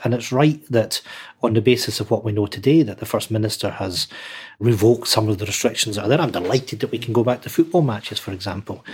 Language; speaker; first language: English; native; English